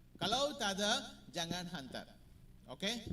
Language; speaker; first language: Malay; non-native, learner; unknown